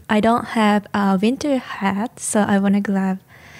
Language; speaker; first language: English; non-native, learner; Japanese